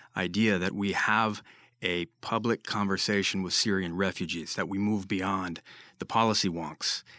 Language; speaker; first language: English; native; English